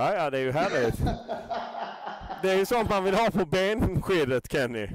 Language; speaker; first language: Swedish; native; Swedish